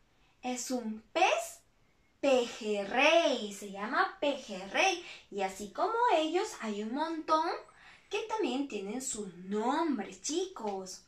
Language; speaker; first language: Spanish; native; Spanish